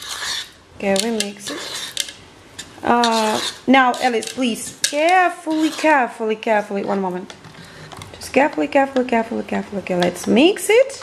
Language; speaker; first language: English; non-native, fluent; Russian